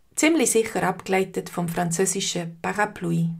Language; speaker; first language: German; native; German